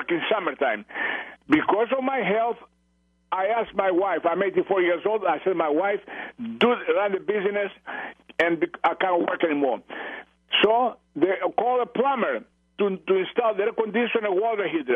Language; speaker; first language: English; non-native, fluent; Greek